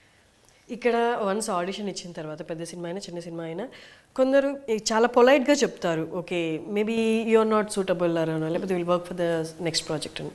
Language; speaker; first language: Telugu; native; Telugu